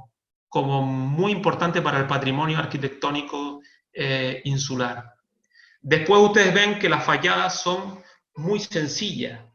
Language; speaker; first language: Spanish; native; Spanish